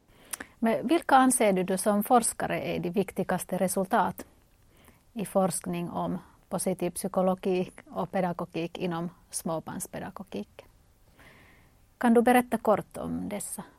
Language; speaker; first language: Swedish; non-native, local second language; Finnish